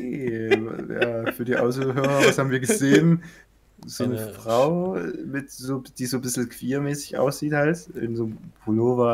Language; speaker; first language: German; native; German